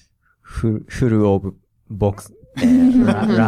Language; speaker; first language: English; non-native, learner; Japanese